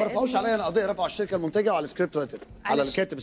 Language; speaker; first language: Arabic; native; Arabic